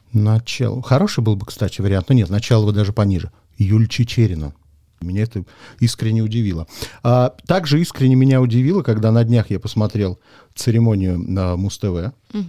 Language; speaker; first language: Russian; native; Russian